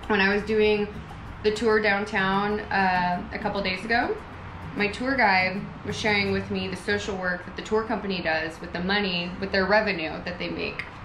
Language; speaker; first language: English; native; English